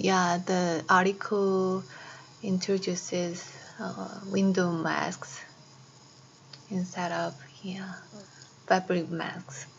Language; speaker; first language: English; non-native, fluent; Korean